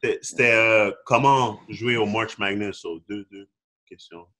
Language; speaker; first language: French; native; French